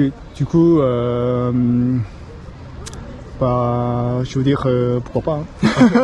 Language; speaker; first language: French; non-native, learner; Korean